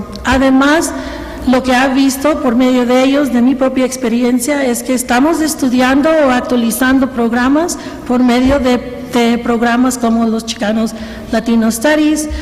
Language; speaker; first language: Spanish; early bilingual, heritage; Spanish